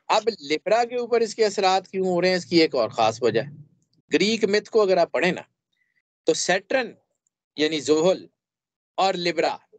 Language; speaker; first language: Urdu; native; Urdu